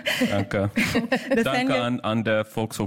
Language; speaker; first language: German; non-native, learner; English